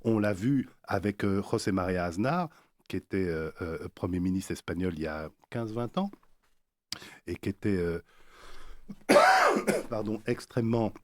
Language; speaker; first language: French; native; French